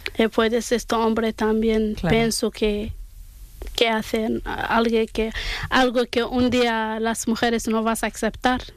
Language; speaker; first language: Spanish; non-native, learner; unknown